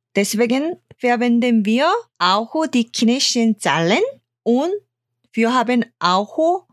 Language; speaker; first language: German; non-native, fluent; Korean